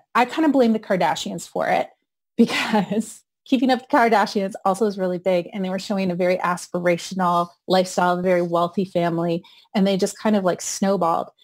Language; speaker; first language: English; native; English